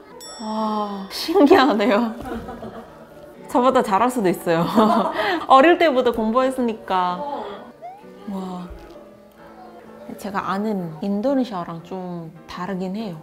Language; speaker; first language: Korean; non-native, fluent; Indonesian